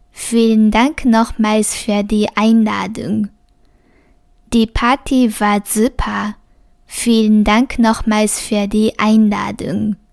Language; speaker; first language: German; non-native, fluent; Japanese